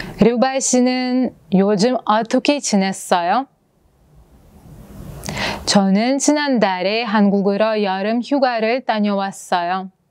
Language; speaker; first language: Korean; non-native, fluent; Russian